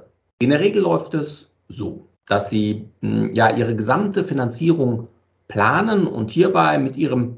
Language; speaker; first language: German; native; German